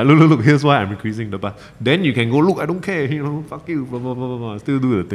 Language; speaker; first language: English; native; English